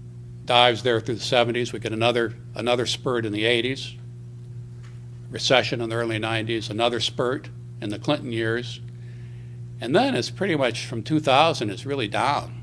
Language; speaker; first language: English; native; English